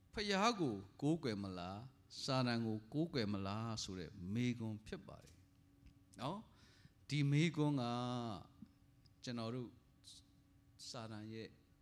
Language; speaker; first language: Burmese; non-native, local second language; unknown